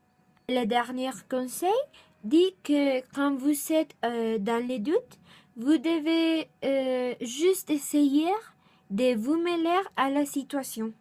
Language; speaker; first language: French; non-native, learner; Spanish